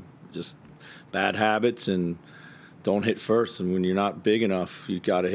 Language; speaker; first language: English; native; English